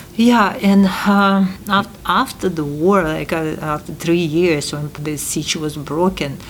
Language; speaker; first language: English; non-native, fluent; Uzbek